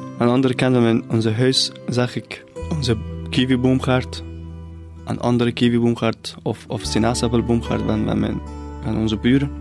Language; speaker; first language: Dutch; non-native, fluent; Persian